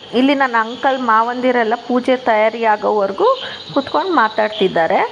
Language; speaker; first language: Kannada; non-native, local second language; Tulu